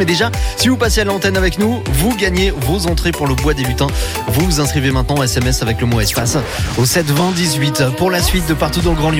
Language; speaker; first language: French; native; French